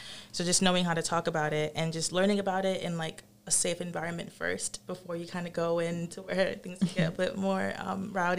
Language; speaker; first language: English; non-native, local second language; Yoruba